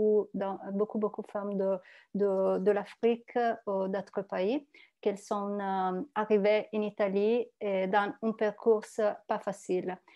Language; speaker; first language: French; non-native, learner; Italian